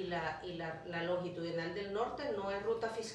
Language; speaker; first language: Spanish; native; Spanish